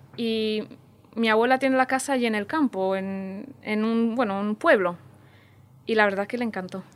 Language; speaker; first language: Spanish; non-native, fluent; Romanian